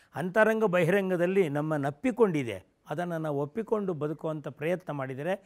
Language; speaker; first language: Kannada; non-native, local second language; Tamil